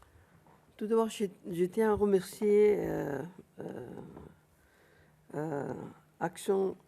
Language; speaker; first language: French; non-native, fluent; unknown